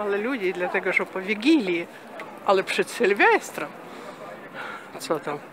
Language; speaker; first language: Polish; non-native, fluent; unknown